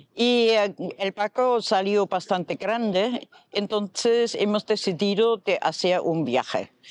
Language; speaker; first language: Spanish; non-native, fluent; German